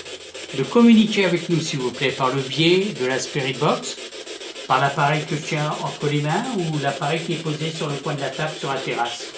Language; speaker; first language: French; native; French